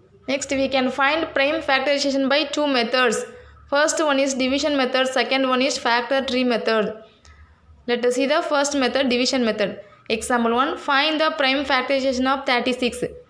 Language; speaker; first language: English; non-native, local second language; Tamil